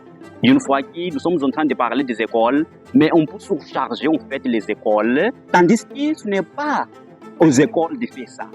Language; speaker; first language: French; non-native, fluent; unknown